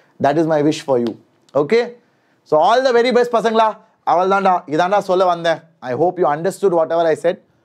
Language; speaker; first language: English; non-native, local second language; Tamil